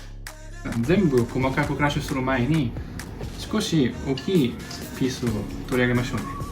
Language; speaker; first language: Japanese; non-native, fluent; Italian